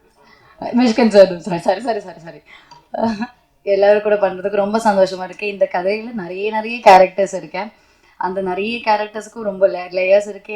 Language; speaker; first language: Tamil; non-native, learner; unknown